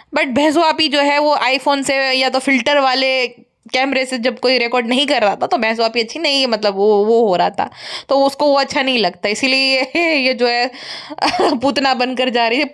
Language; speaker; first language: Hindi; non-native, local second language; Gujarati